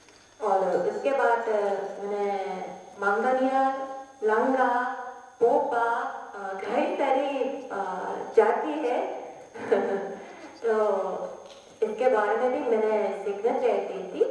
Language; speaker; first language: Hindi; non-native, learner; Japanese